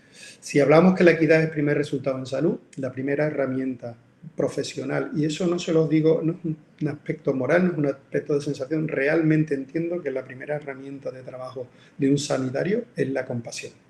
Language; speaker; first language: Spanish; native; Spanish